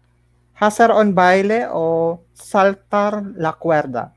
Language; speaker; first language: Spanish; non-native, learner; Filipino